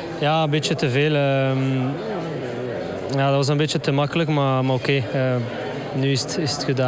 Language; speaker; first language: Dutch; non-native, local second language; French